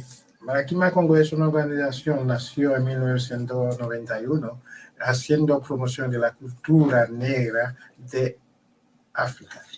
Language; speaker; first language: Spanish; non-native, learner; Haitian Creole